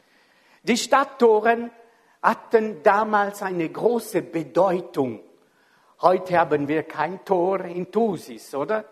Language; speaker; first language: German; non-native, fluent; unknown